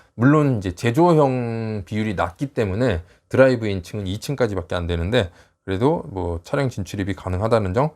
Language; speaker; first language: Korean; native; Korean